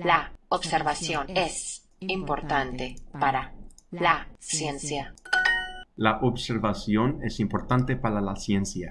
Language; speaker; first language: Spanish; non-native, learner; English